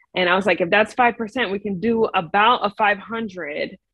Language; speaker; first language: English; native; English